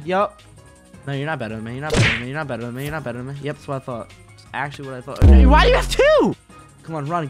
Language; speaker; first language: English; native; English